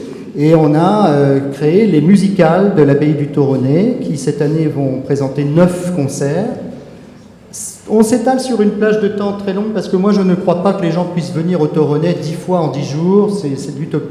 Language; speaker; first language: French; native; French